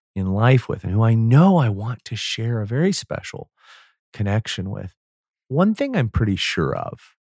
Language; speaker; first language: English; native; English